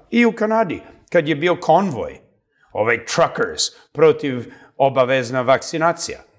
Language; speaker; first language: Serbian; early bilingual, heritage; Serbian